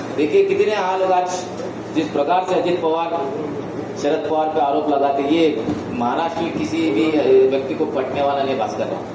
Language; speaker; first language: Hindi; non-native, local second language; Marathi